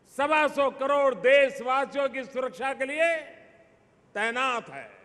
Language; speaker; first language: Hindi; non-native, local second language; Gujarati